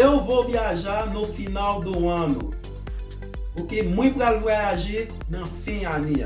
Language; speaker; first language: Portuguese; non-native, fluent; Haitian Creole